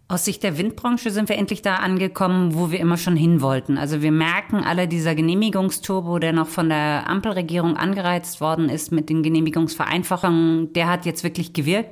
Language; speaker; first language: German; native; German